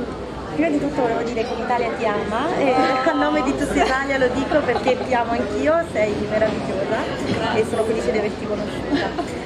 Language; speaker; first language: Italian; native; Italian